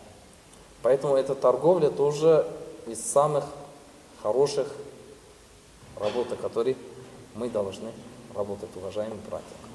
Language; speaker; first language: Russian; non-native, fluent; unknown